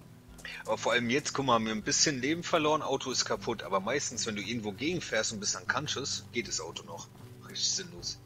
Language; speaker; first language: German; native; German